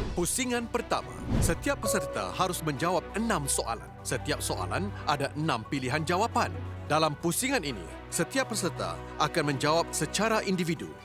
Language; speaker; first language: Malay; native; Malay